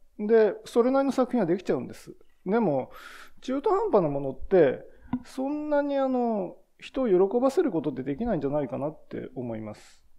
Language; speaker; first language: Japanese; native; Japanese